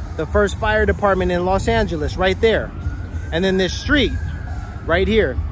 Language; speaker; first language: English; native; English